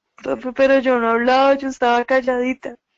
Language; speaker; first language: Spanish; native; Spanish